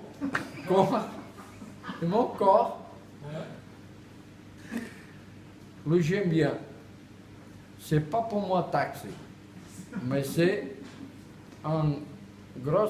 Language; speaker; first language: French; non-native, learner; Portuguese